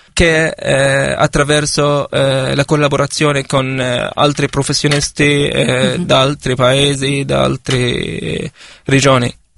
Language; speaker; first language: Italian; non-native, fluent; Arabic